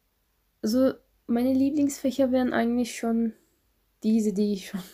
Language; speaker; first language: German; non-native, fluent; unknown